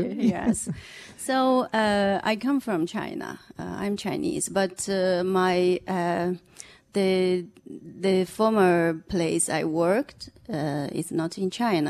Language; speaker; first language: English; non-native, fluent; Chinese